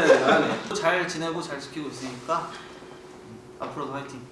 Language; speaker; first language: Korean; native; Korean